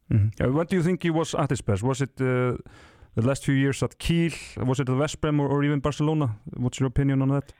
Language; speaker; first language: English; non-native, fluent; Icelandic